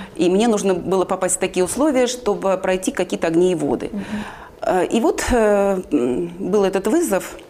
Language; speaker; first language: Russian; native; Russian